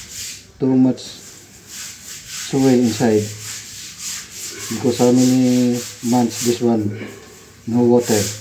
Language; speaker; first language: English; non-native, learner; Filipino